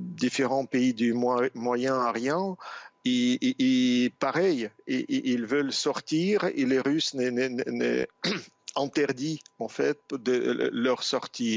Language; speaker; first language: French; non-native, fluent; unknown